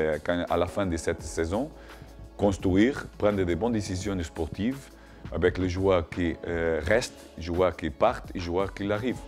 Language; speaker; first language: French; non-native, learner; Portuguese